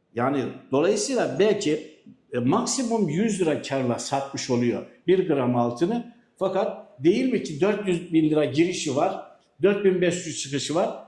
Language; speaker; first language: Turkish; native; Turkish